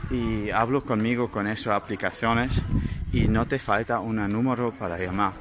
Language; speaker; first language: Spanish; non-native, learner; German